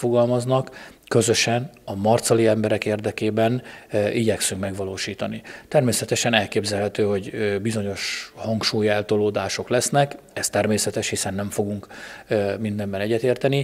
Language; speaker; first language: Hungarian; native; Hungarian